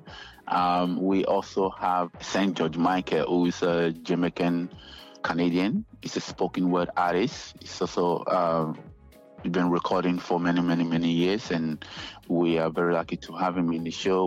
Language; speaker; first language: English; non-native, local second language; Ga